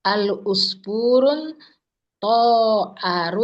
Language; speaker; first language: Arabic; non-native, learner; Indonesian